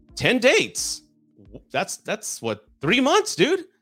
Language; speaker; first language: English; native; English